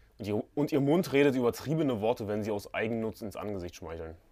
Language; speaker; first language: German; native; German